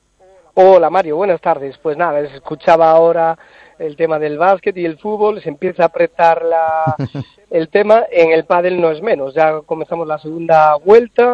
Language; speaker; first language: Spanish; native; Spanish